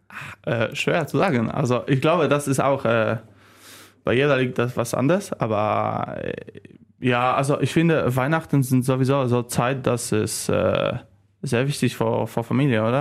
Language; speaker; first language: German; non-native, learner; Polish